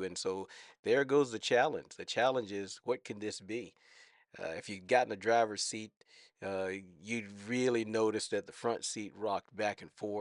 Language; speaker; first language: English; native; English